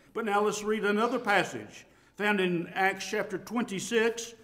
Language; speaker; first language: English; native; English